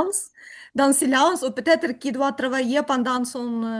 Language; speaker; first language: French; non-native, learner; Ukrainian